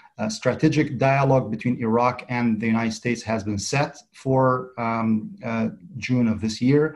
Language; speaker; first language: English; non-native, fluent; Central Kurdish